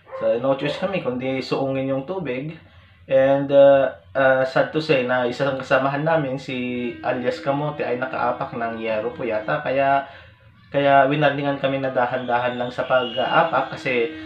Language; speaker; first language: Filipino; non-native, local second language; Iloko